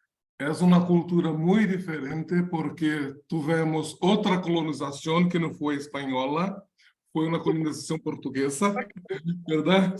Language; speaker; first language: Spanish; non-native, learner; Portuguese